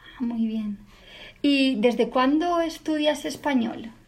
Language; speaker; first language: Spanish; native; Spanish